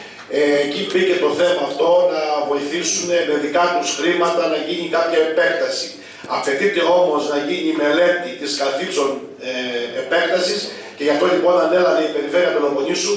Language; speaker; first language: Greek; native; Greek